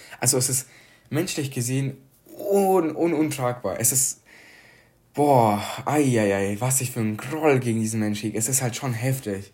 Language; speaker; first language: German; early bilingual, other home language; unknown